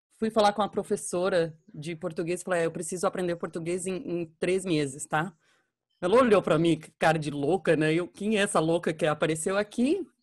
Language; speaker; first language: Portuguese; non-native, fluent; English